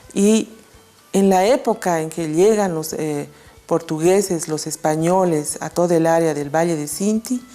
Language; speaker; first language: Spanish; native; Spanish